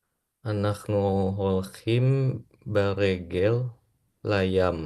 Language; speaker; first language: Hebrew; non-native, learner; Indonesian